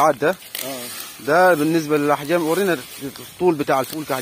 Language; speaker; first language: Arabic; native; Arabic